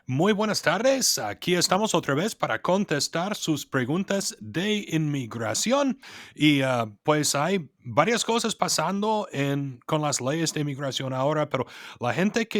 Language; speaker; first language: Spanish; non-native, fluent; English